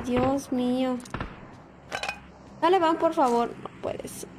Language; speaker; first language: Spanish; native; Spanish